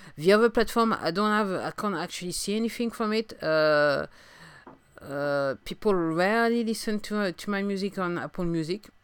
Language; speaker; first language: English; non-native, fluent; French